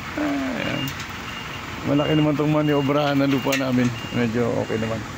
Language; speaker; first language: Filipino; non-native, local second language; Bikol